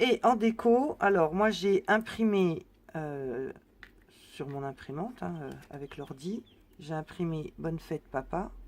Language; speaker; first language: French; native; French